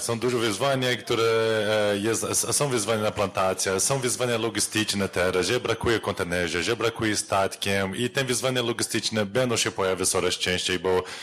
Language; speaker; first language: Polish; non-native, learner; Portuguese